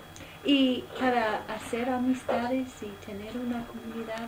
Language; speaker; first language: Spanish; non-native, fluent; English